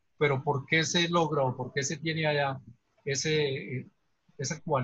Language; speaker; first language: Spanish; native; Spanish